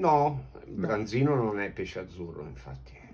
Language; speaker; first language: Italian; native; Italian